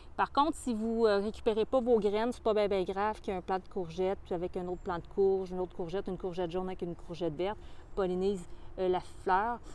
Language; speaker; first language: French; native; French